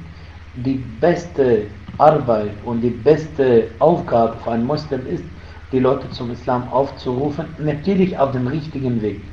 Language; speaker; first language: German; non-native, fluent; Arabic